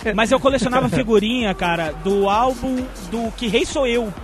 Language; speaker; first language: Portuguese; native; Portuguese